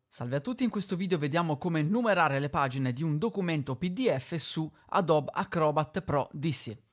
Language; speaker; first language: Italian; native; Italian